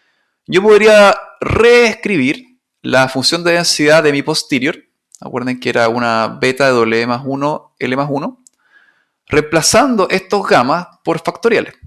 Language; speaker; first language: Spanish; native; Spanish